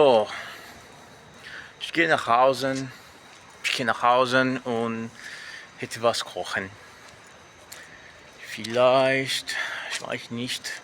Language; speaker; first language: German; non-native, learner; Portuguese